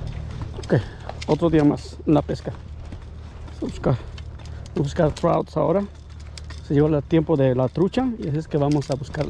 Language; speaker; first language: Spanish; early bilingual, heritage; Spanish